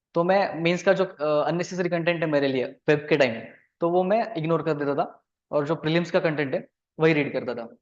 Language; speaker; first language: Hindi; non-native, local second language; Marathi